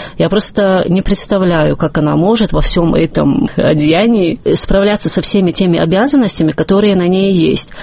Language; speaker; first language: Russian; non-native, local second language; Chechen